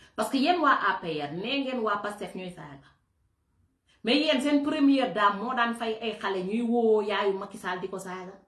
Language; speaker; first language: Wolof; native; Wolof